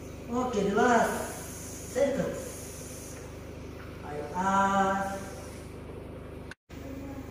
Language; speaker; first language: English; non-native, fluent; Indonesian